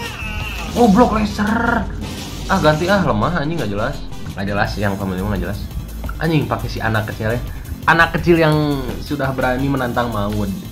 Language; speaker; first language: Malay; non-native, local second language; Sundanese